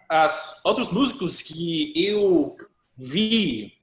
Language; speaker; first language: Portuguese; non-native, learner; English